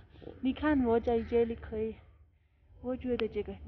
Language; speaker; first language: Chinese; non-native, learner; Persian